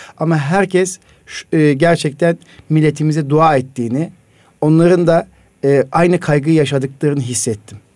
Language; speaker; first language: Turkish; native; Turkish